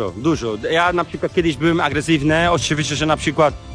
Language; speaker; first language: Polish; non-native, learner; Spanish